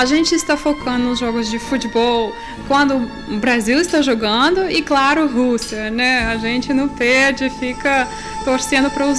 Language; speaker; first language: Portuguese; non-native, fluent; Russian